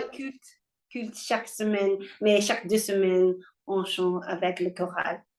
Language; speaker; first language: French; non-native, learner; English